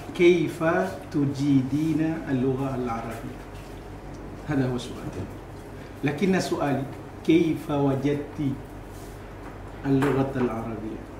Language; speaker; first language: Arabic; non-native, fluent; Indonesian